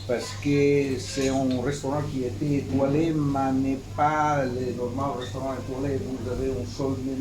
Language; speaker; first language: French; non-native, fluent; Italian